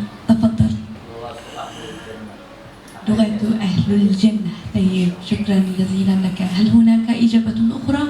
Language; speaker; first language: Arabic; non-native, fluent; Indonesian